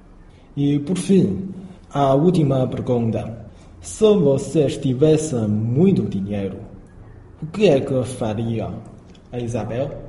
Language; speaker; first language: Portuguese; non-native, fluent; Chinese